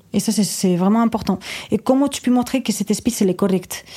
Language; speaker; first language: French; non-native, fluent; Spanish